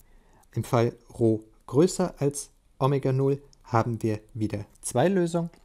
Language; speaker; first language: German; native; German